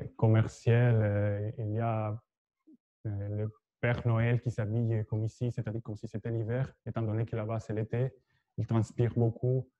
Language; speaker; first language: French; non-native, fluent; Spanish